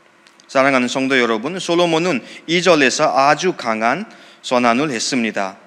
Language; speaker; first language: Korean; non-native, fluent; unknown